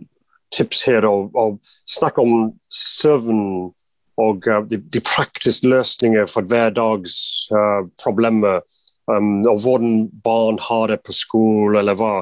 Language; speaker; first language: Norwegian; non-native, fluent; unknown